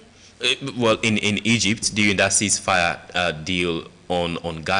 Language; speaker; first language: English; non-native, local second language; Krio